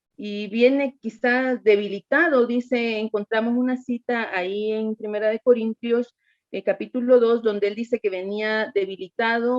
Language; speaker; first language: Spanish; native; Spanish